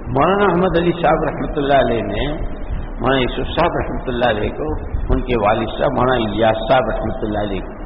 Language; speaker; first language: Urdu; native; Urdu